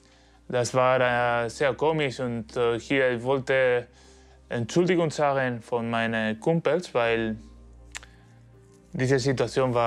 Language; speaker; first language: German; non-native, learner; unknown